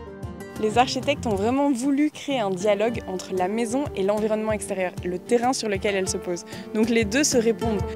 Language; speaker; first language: French; native; French